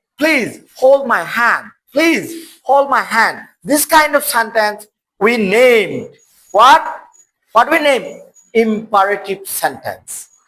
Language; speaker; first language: English; non-native, local second language; Bangla